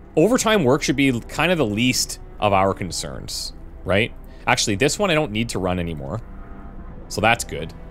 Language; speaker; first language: English; native; English